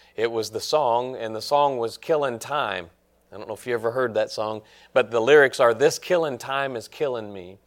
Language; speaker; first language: English; native; English